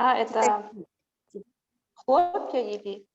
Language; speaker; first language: Russian; non-native, local second language; Kazakh